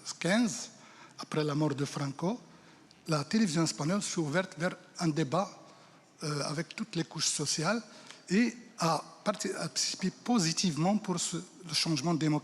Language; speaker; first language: French; non-native, local second language; Arabic